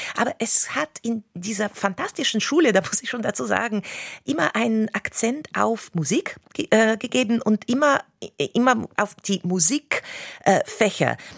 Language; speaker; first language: German; non-native, fluent; Russian